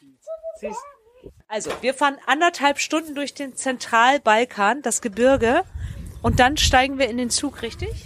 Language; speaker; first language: German; native; German